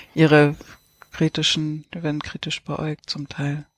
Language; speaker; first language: German; native; German